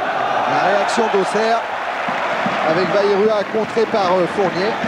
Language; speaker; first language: French; native; French